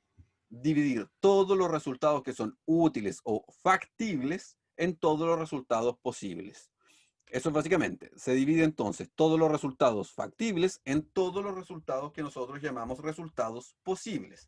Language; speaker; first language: Spanish; native; Spanish